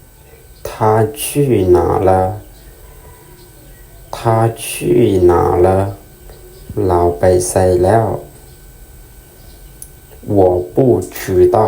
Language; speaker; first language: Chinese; non-native, fluent; Lao